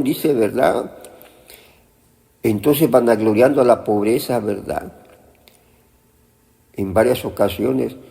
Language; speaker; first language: Spanish; native; Spanish